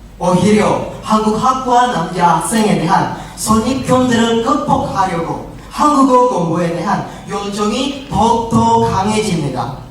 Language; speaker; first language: Korean; non-native, fluent; Indonesian